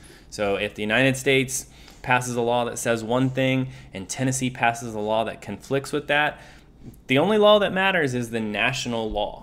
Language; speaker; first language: English; native; English